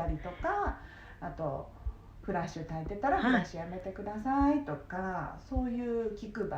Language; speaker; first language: Japanese; native; Japanese